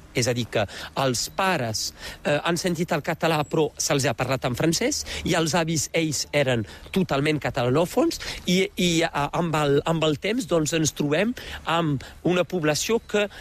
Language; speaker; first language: Catalan; native; Catalan